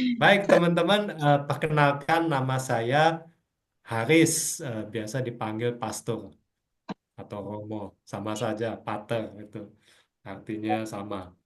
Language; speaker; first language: Indonesian; native; Indonesian